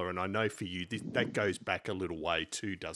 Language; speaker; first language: English; native; English